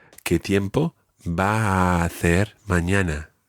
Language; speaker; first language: Spanish; non-native, fluent; English